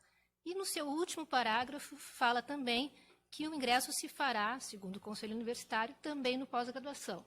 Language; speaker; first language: Portuguese; native; Portuguese